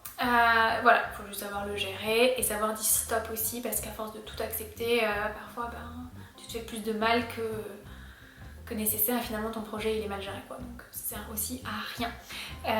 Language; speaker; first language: French; native; French